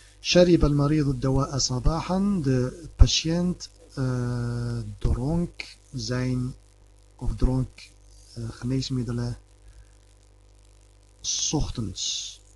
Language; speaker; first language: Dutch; early bilingual, other home language; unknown